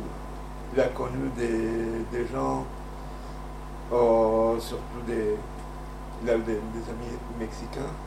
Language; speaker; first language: French; non-native, fluent; Spanish